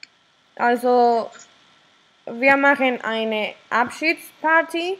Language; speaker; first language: German; non-native, learner; Spanish